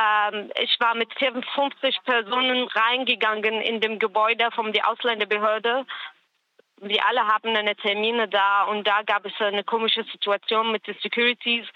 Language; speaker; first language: German; non-native, learner; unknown